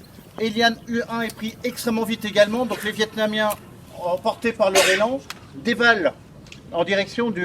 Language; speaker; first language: French; native; French